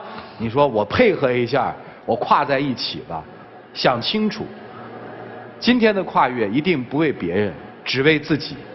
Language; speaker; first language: Chinese; native; Chinese